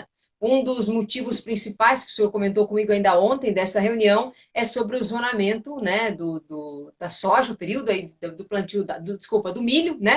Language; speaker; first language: Portuguese; native; Portuguese